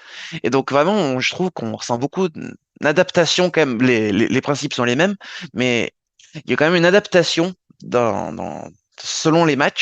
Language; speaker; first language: French; native; French